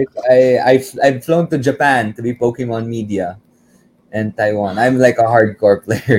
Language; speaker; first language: English; early bilingual, other home language; Filipino